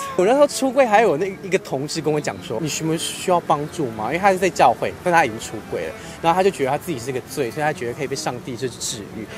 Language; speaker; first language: Chinese; early bilingual, other home language; Filipino